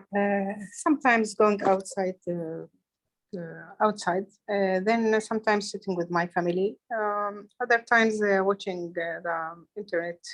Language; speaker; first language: English; non-native, learner; Arabic